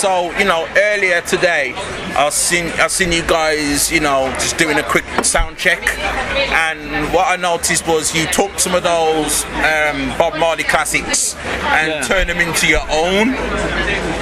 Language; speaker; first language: English; native; English